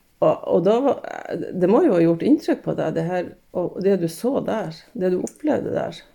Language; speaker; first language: Norwegian; native; Norwegian